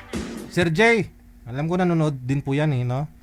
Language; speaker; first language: Filipino; native; Filipino